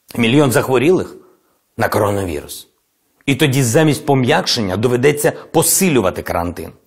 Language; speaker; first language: Ukrainian; non-native, local second language; Russian